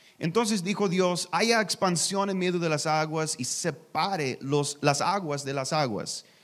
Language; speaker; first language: Spanish; non-native, learner; English